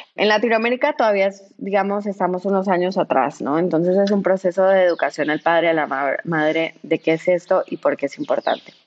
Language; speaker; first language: Spanish; native; Spanish